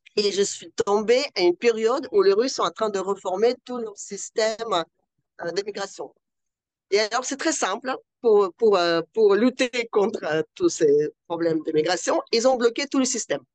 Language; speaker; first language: French; non-native, fluent; Russian